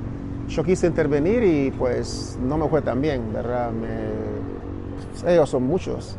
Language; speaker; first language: Spanish; native; Spanish